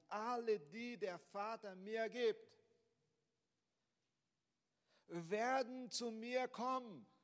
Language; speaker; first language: German; non-native, fluent; Portuguese